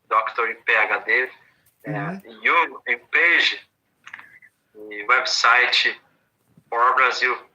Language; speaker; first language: English; non-native, learner; Portuguese